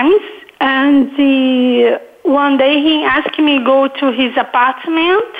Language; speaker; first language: English; non-native, learner; Portuguese